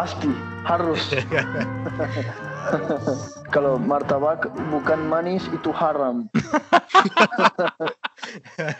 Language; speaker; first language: Indonesian; non-native, learner; Spanish